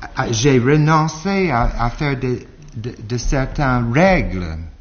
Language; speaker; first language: French; non-native, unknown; English